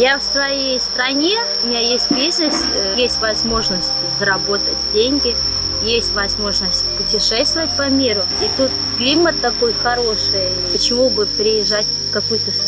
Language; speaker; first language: Russian; early bilingual, other home language; Vietnamese